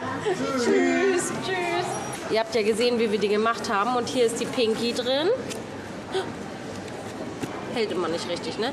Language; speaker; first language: German; native; German